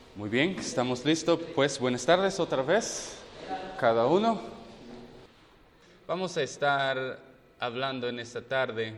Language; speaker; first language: Spanish; non-native, fluent; English